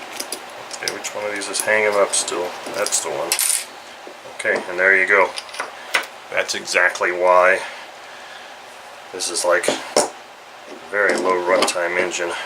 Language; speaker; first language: English; native; English